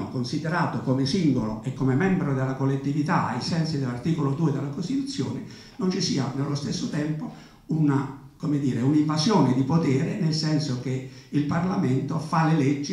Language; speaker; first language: Italian; native; Italian